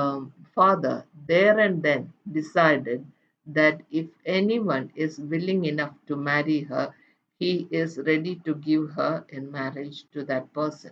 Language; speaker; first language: English; non-native, local second language; Malayalam